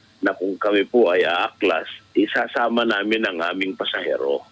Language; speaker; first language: Filipino; native; Filipino